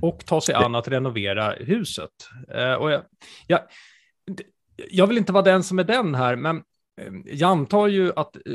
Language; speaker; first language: Swedish; native; Swedish